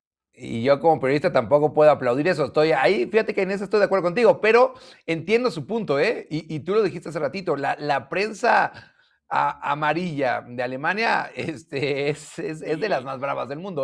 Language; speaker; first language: Spanish; native; Spanish